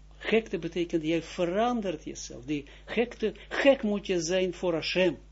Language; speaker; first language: Dutch; non-native, fluent; Russian